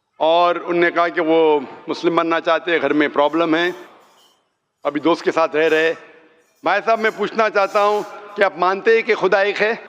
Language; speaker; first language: Urdu; non-native, local second language; Konkani